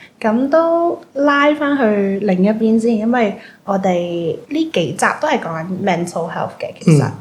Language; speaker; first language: Cantonese; native; Cantonese